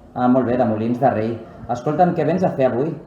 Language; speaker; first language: Catalan; native; Catalan